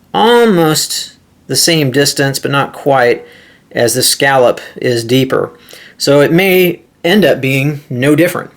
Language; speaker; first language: English; native; English